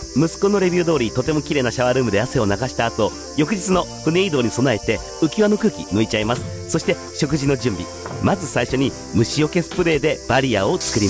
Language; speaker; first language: Japanese; native; Japanese